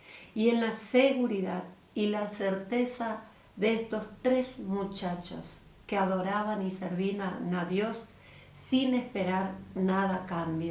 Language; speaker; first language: Spanish; native; Spanish